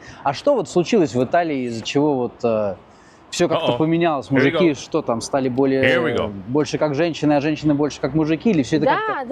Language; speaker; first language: Russian; native; Russian